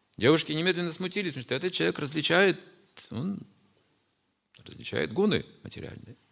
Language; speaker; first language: Russian; native; Russian